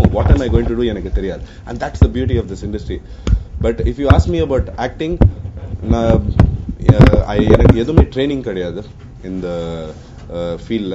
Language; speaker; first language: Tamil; non-native, learner; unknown